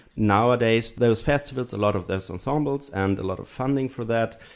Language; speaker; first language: English; non-native, fluent; German